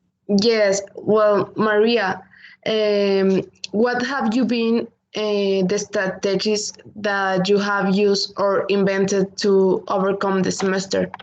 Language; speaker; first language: English; non-native, learner; Spanish